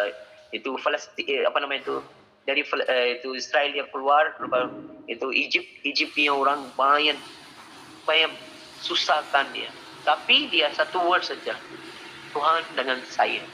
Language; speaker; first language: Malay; non-native, learner; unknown